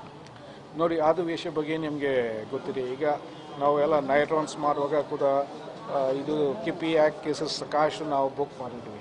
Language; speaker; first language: Kannada; non-native, fluent; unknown